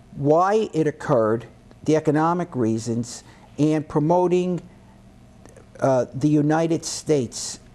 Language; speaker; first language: English; native; English